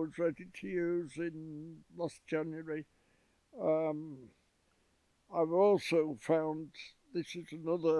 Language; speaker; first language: English; native; English